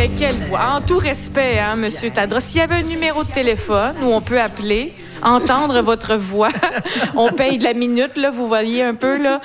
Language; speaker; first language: French; native; French